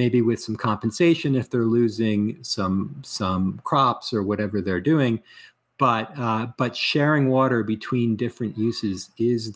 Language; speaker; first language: English; native; English